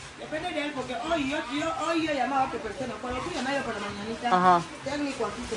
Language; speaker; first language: Spanish; non-native, local second language; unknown